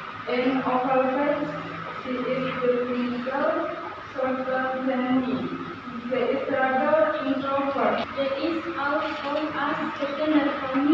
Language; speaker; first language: English; non-native, learner; Indonesian